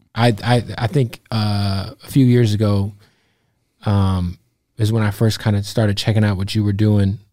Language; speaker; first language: English; native; English